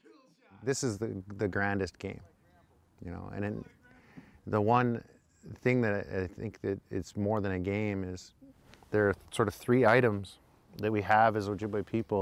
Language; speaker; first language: English; native; English